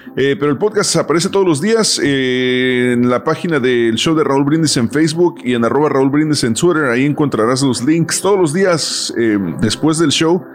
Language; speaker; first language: Spanish; early bilingual, heritage; Spanish